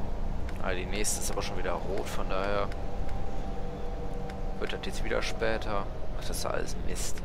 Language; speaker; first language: German; native; German